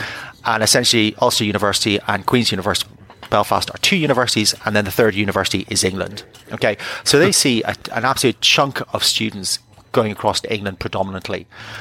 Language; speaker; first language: English; native; English